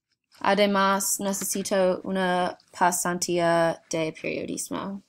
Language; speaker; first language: Spanish; non-native, learner; English